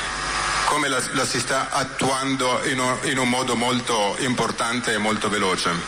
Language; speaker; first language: Italian; native; Italian